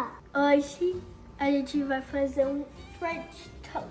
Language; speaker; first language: Portuguese; early bilingual, heritage; English